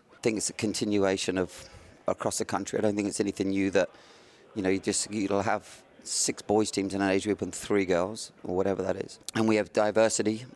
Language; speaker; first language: English; native; English